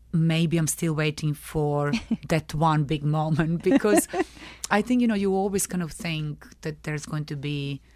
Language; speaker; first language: English; non-native, fluent; Serbian